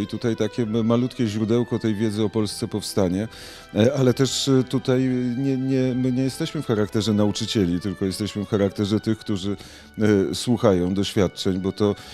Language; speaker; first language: Polish; native; Polish